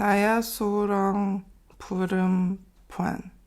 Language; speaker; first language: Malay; non-native, learner; English